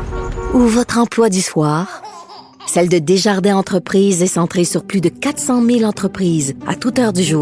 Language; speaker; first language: French; native; French